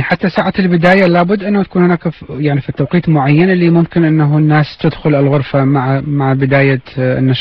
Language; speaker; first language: Arabic; native; Arabic